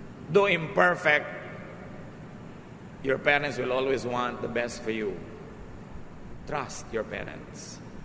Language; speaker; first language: English; non-native, local second language; Filipino